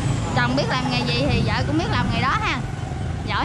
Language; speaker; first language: Vietnamese; native; Vietnamese